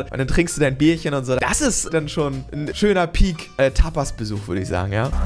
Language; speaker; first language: German; native; German